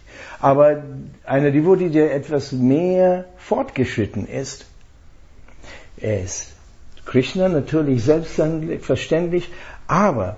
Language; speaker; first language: German; non-native, fluent; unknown